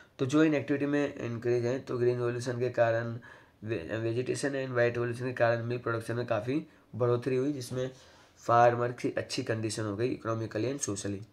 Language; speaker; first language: Hindi; non-native, local second language; Gujarati